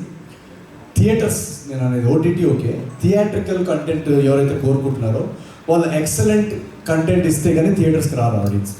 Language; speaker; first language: Telugu; native; Telugu